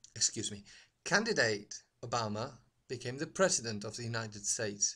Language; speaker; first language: English; non-native, fluent; Catalan